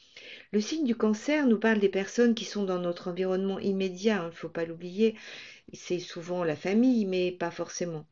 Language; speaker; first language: French; native; French